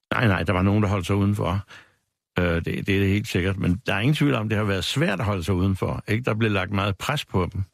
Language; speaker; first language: Danish; native; Danish